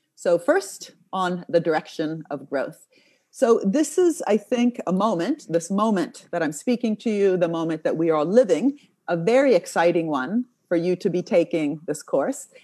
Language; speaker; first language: English; non-native, fluent; Italian